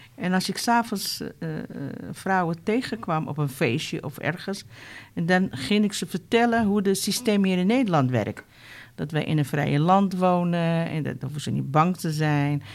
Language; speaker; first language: Dutch; non-native, fluent; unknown